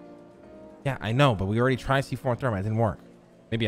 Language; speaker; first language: English; native; English